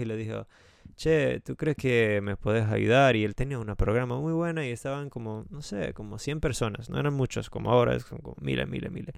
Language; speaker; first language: Spanish; non-native, fluent; English